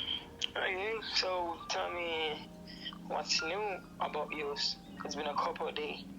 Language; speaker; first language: English; non-native, learner; Haitian Creole